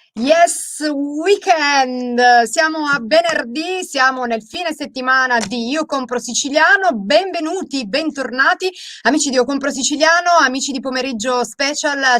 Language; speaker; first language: Italian; native; Italian